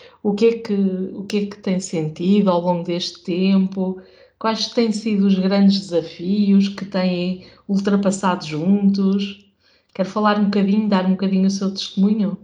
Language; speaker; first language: Portuguese; native; Portuguese